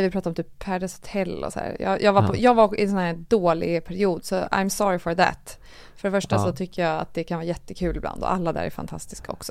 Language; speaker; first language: Swedish; native; Swedish